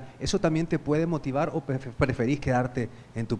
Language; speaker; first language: Spanish; native; Spanish